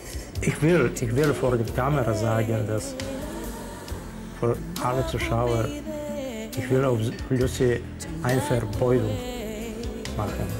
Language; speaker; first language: German; non-native, learner; Bulgarian